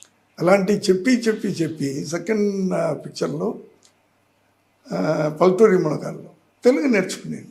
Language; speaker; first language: Telugu; non-native, learner; Tamil